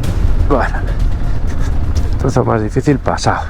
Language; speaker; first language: Spanish; native; Spanish